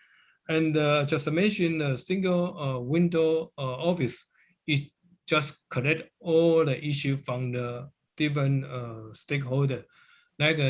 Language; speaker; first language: English; non-native, learner; Chinese